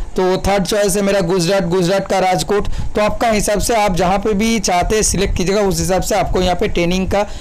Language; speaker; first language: Hindi; non-native, local second language; Bangla